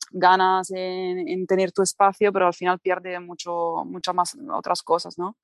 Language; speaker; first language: Spanish; non-native, fluent; Italian